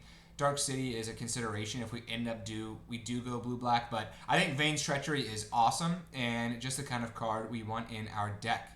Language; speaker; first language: English; native; English